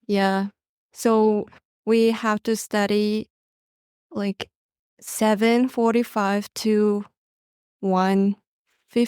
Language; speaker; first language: English; non-native, learner; Mongolian